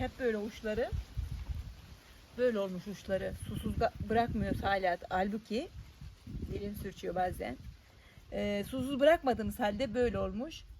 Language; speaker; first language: Turkish; native; Turkish